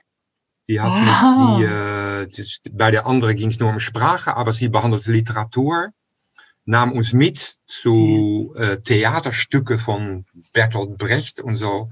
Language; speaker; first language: German; non-native, fluent; Dutch